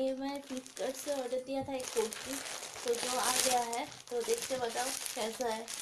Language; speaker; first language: Hindi; non-native, local second language; Bangla